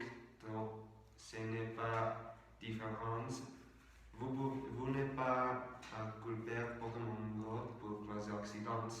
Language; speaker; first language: French; non-native, learner; Spanish